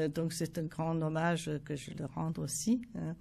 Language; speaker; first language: French; non-native, fluent; Chinese